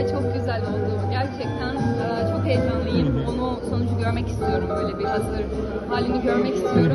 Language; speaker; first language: Turkish; non-native, fluent; Portuguese